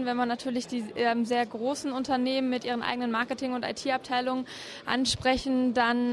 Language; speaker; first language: German; native; German